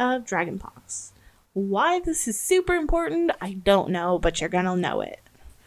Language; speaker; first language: English; native; English